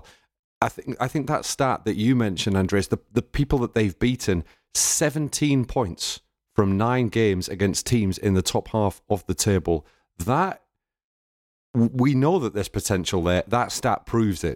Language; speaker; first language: English; native; English